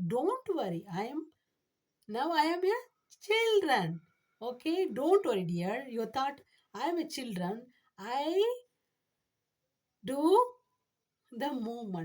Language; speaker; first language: English; non-native, learner; Tamil